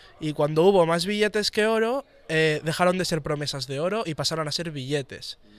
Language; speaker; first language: Spanish; native; Spanish